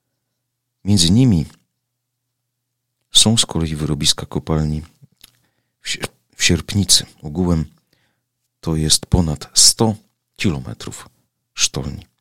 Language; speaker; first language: Polish; native; Polish